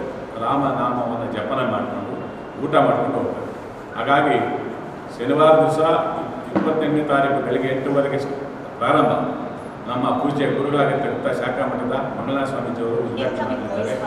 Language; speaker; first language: Kannada; native; Kannada